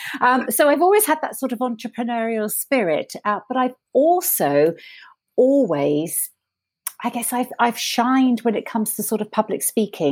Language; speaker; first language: English; native; English